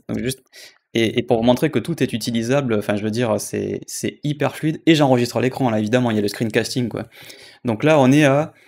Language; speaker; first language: French; native; French